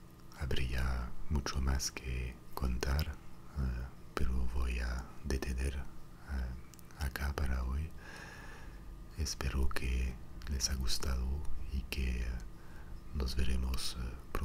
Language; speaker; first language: Spanish; non-native, fluent; French